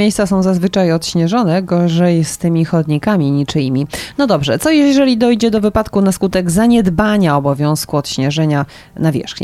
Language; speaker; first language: Polish; native; Polish